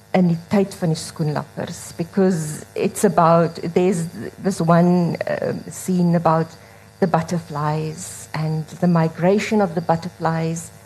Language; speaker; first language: English; non-native, local second language; Afrikaans